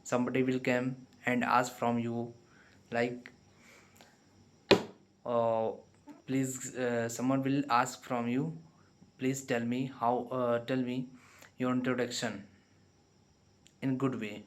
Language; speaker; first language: English; non-native, learner; Hindi